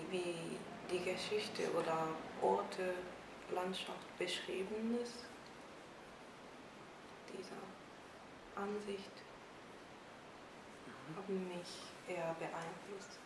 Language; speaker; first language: German; non-native, fluent; Japanese